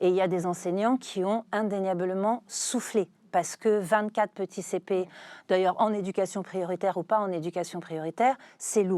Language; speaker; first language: French; native; French